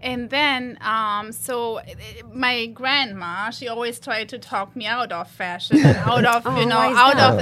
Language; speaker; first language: English; non-native, fluent; German